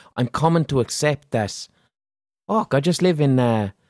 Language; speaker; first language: English; native; English